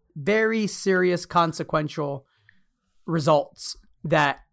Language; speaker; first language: English; early bilingual, other home language; Spanish